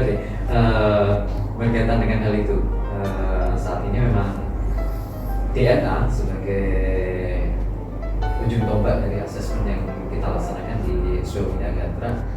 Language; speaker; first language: Indonesian; non-native, local second language; Javanese